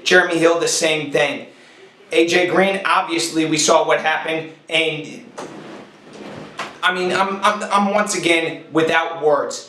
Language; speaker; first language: English; native; English